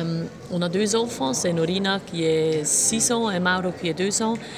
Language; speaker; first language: French; non-native, local second language; German